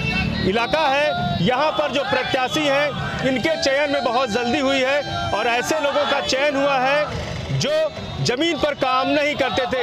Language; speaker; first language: Hindi; native; Hindi